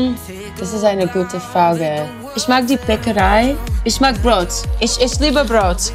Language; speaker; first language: German; non-native, learner; English